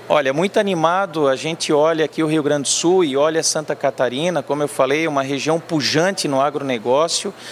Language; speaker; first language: Portuguese; native; Portuguese